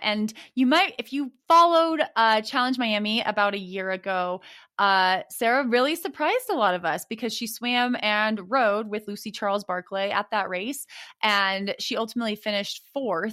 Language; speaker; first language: English; native; English